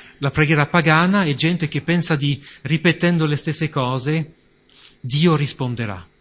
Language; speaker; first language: Italian; non-native, fluent; French